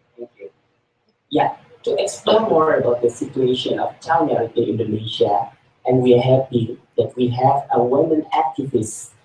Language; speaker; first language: English; non-native, learner; Indonesian